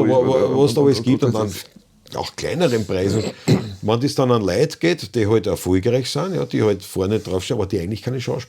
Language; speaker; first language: German; native; German